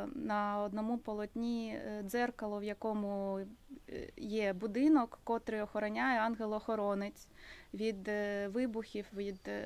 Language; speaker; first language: Ukrainian; native; Ukrainian